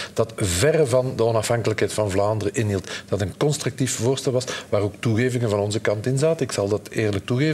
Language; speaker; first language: Dutch; native; Dutch